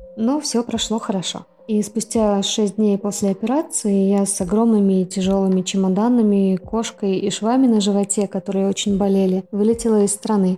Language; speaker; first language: Russian; native; Russian